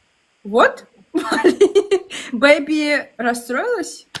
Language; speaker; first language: Russian; native; Russian